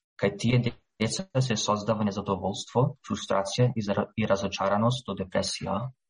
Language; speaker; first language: Macedonian; early bilingual, heritage; Macedonian